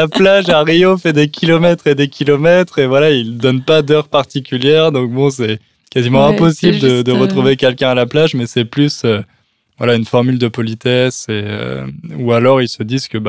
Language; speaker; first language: French; native; French